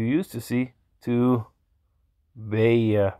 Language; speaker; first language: Spanish; non-native, learner; English